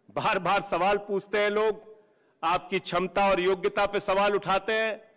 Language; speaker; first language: Hindi; native; Hindi